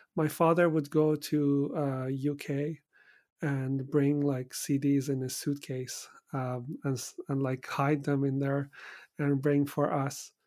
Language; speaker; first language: English; early bilingual, other home language; Persian